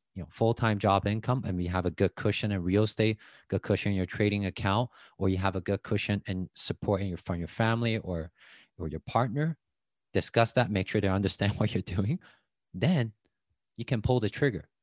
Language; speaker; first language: English; non-native, fluent; Chinese